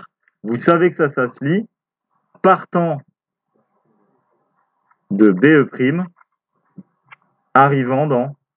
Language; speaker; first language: French; native; French